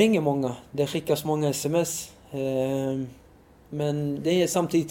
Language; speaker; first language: Swedish; early bilingual, other home language; Arabic